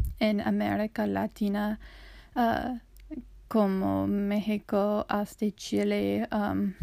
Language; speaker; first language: Spanish; non-native, learner; English